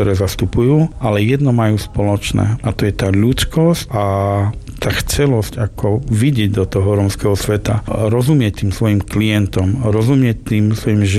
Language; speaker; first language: Slovak; non-native, local second language; Romany